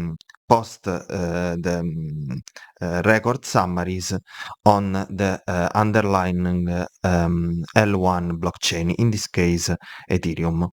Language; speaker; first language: English; non-native, fluent; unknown